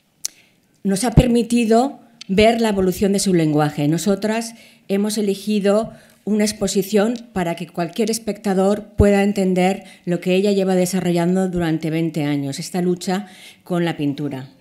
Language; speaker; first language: Spanish; native; Spanish